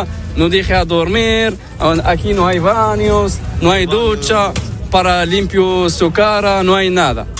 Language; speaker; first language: Spanish; non-native, learner; Arabic